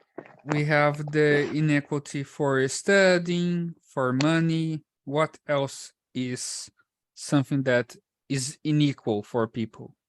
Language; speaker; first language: English; non-native, fluent; Portuguese